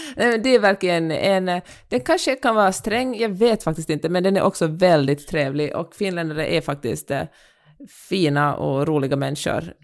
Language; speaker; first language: Swedish; native; Swedish